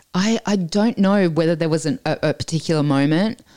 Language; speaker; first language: English; early bilingual, other home language; Italian